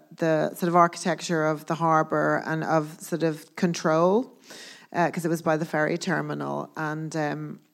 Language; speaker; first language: English; native; English